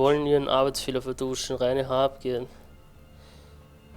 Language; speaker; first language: German; native; German